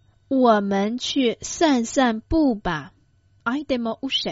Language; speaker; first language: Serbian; non-native, fluent; Chinese